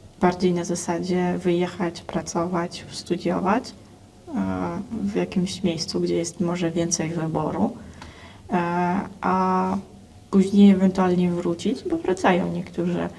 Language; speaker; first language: Polish; non-native, fluent; Russian